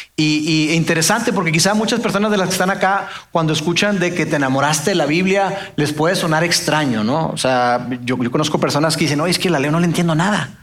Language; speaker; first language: Spanish; native; Spanish